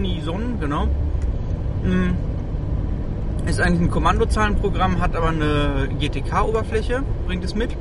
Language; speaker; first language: German; native; German